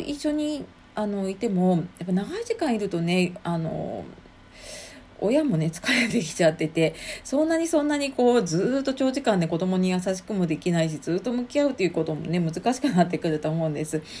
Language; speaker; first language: Japanese; native; Japanese